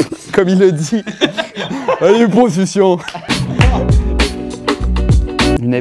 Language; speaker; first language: French; native; French